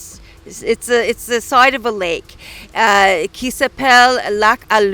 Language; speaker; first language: French; non-native, learner; English